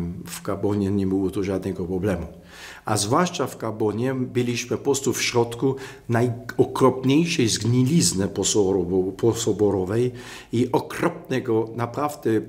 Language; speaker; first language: Polish; non-native, fluent; German